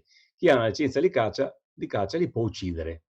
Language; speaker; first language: Italian; native; Italian